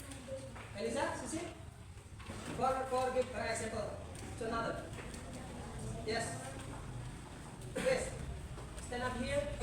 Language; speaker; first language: English; non-native, learner; Indonesian